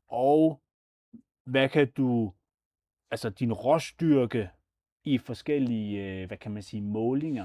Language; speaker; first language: Danish; native; Danish